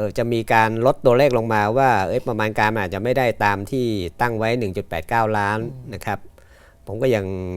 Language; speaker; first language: Thai; native; Thai